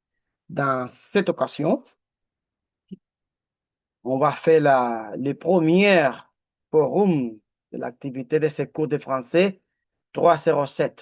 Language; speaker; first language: French; non-native, learner; Spanish